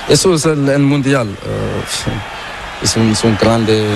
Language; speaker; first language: Spanish; non-native, learner; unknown